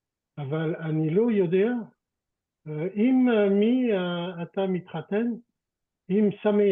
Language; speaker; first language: Hebrew; non-native, learner; French